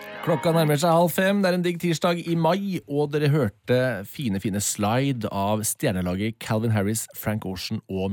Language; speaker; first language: Norwegian; native; Norwegian